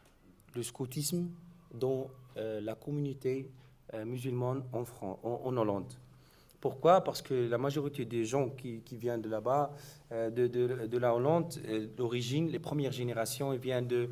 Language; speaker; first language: French; non-native, learner; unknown